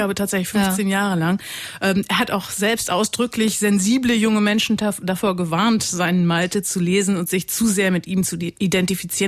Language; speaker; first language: German; native; German